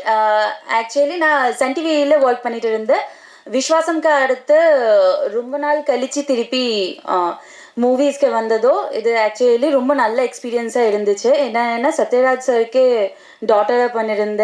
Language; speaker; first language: Tamil; non-native, fluent; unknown